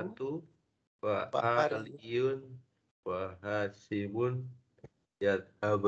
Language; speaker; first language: Arabic; non-native, learner; Indonesian